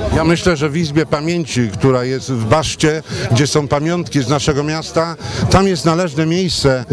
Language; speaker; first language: Polish; native; Polish